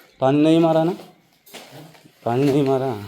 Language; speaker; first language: Hindi; non-native, local second language; Malayalam